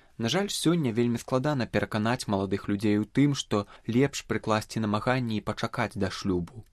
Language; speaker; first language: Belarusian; native; Belarusian